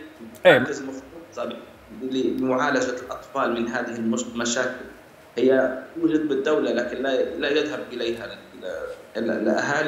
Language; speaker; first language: Arabic; native; Arabic